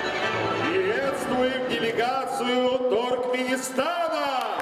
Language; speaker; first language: Russian; native; Russian